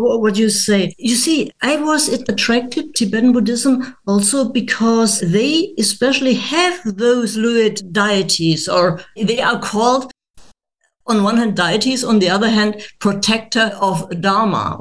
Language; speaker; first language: English; non-native, fluent; German